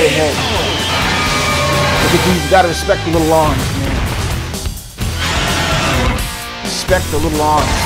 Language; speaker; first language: English; native; English